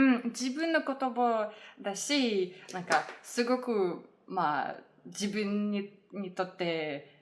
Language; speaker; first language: Japanese; non-native, fluent; Russian